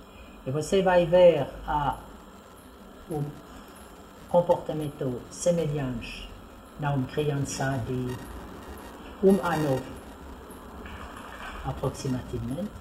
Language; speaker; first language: Portuguese; non-native, fluent; French